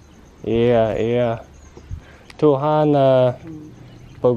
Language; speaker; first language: Indonesian; non-native, learner; English